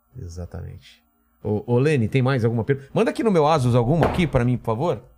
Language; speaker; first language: Portuguese; native; Portuguese